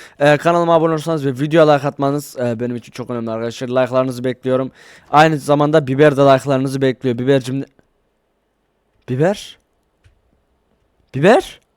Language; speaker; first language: Turkish; native; Turkish